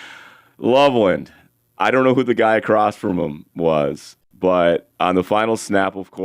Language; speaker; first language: English; native; English